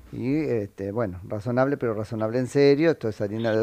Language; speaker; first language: Spanish; native; Spanish